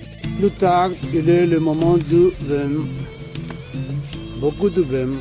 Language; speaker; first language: French; non-native, learner; Spanish